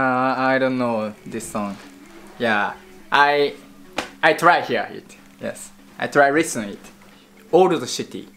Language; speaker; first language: English; non-native, learner; Japanese